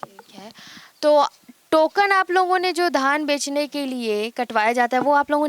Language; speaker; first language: Hindi; native; Hindi